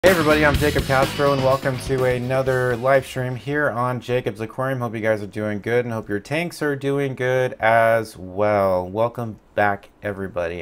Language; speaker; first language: English; native; English